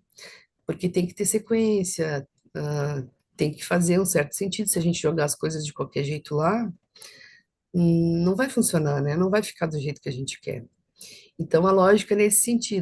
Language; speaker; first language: Portuguese; native; Portuguese